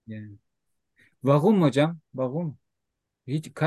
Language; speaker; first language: German; non-native, learner; Turkish